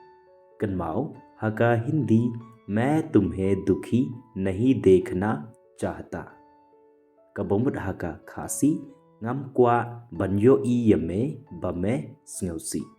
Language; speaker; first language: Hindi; non-native, local second language; Khasi